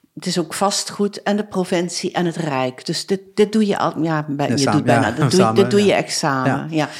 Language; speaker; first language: Dutch; native; Dutch